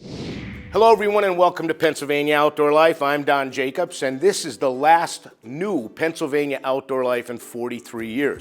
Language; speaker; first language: English; native; English